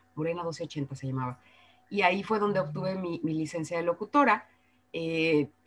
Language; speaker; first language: Spanish; native; Spanish